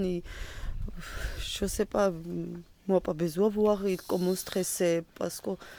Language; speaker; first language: French; non-native, learner; Georgian